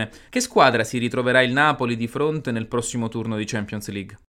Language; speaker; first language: Italian; native; Italian